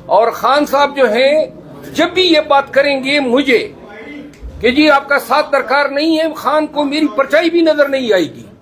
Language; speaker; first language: Urdu; non-native, local second language; Pashto